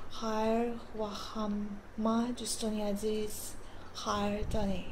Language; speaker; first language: Persian; non-native, learner; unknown